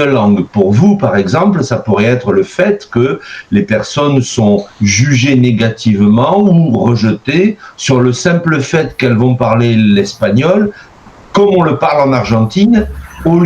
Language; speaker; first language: French; native; French